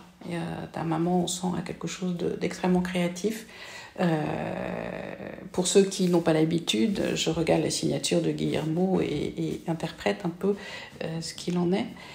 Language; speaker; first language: French; native; French